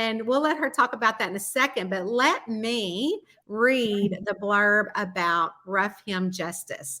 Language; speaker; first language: English; native; English